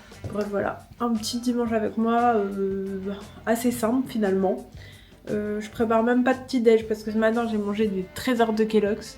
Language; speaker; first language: French; native; French